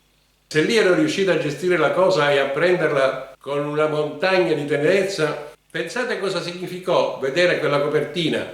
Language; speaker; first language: Italian; native; Italian